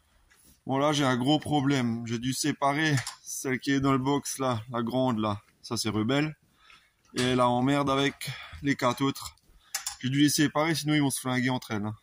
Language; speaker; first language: French; native; French